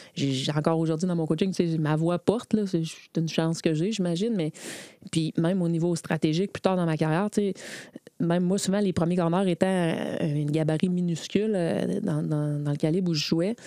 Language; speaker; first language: French; native; French